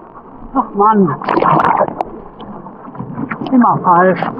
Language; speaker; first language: German; native; German